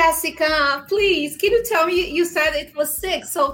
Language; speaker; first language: English; non-native, fluent; Portuguese